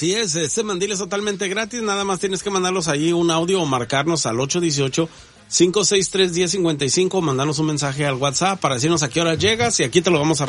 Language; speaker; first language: Spanish; native; Spanish